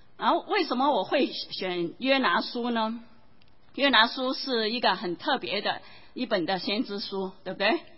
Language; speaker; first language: Chinese; non-native, local second language; Cantonese